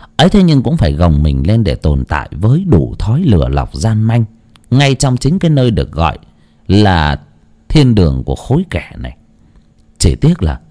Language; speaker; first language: Vietnamese; non-native, local second language; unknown